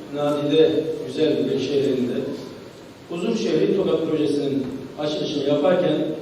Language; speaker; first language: Turkish; early bilingual, heritage; Turkish